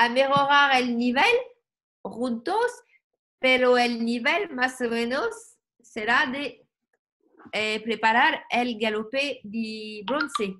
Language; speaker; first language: Spanish; non-native, learner; French